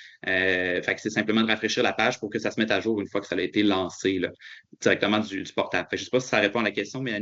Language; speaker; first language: French; native; French